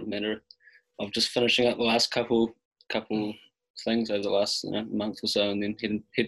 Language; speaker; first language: English; native; English